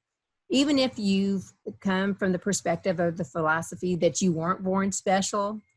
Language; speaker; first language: English; native; English